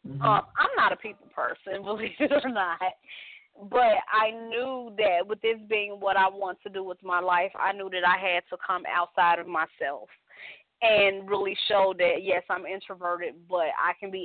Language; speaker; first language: English; native; English